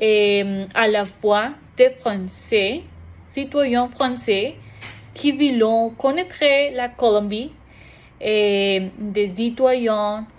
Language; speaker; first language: French; non-native, learner; Spanish